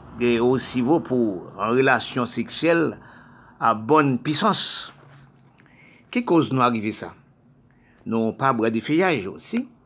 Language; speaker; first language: French; non-native, local second language; Haitian Creole